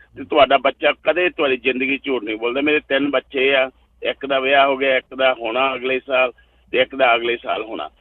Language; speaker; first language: Punjabi; early bilingual, heritage; Punjabi